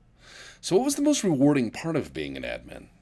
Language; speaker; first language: English; native; English